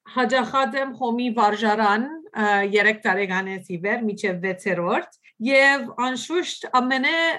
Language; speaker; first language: Armenian; early bilingual, heritage; Armenian